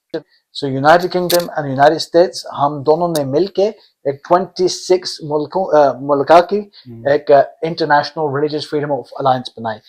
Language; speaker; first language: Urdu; early bilingual, heritage; Urdu